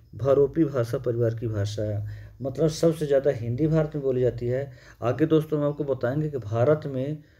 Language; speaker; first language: Hindi; native; Hindi